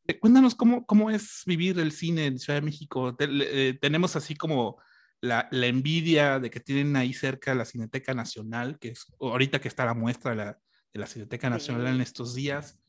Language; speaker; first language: Spanish; native; Spanish